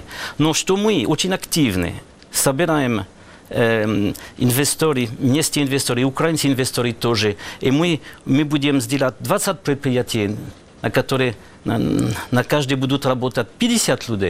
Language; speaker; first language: Russian; non-native, learner; French